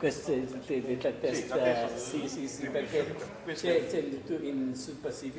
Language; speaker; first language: Italian; non-native, learner; English